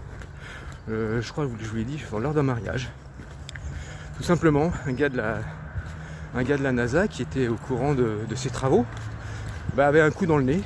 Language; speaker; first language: French; native; French